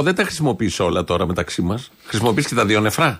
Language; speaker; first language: Greek; native; Greek